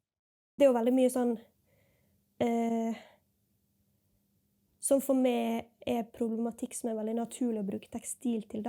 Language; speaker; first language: Norwegian; native; Norwegian